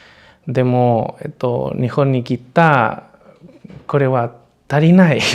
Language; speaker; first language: Japanese; non-native, learner; Spanish